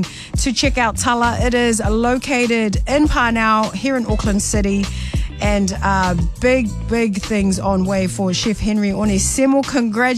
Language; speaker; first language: English; non-native, fluent; Samoan